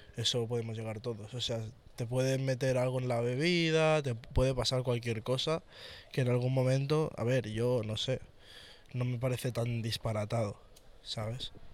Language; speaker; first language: Spanish; native; Spanish